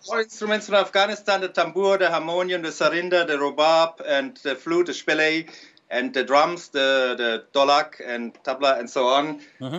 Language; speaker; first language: English; non-native, fluent; German